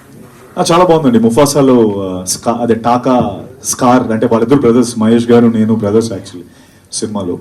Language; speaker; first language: Telugu; native; Telugu